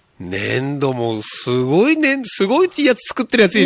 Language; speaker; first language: Japanese; native; Japanese